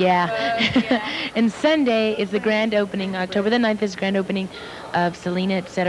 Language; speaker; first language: English; native; English